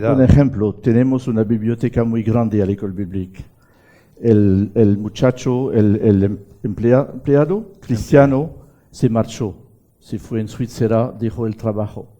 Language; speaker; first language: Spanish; non-native, fluent; French